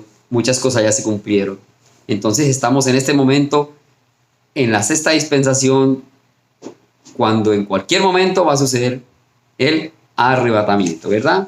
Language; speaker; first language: Spanish; native; Spanish